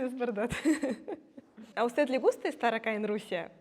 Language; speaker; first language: Spanish; non-native, fluent; Russian